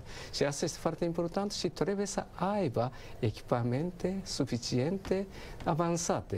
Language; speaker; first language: Romanian; non-native, learner; Japanese